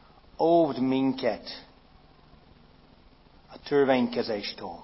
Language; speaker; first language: Hungarian; non-native, fluent; English